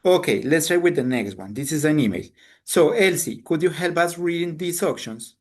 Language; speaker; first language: English; non-native, fluent; Spanish